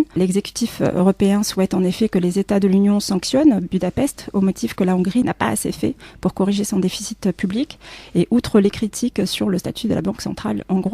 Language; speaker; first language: French; native; French